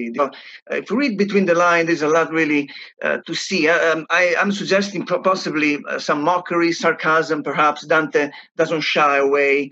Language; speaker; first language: English; non-native, fluent; Italian